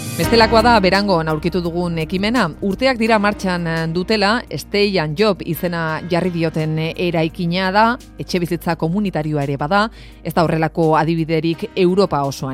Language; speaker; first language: Basque; native; Basque